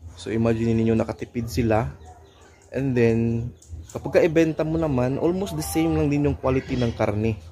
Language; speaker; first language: Filipino; non-native, local second language; Cebuano